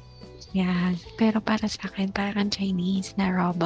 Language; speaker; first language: Filipino; non-native, local second language; Cebuano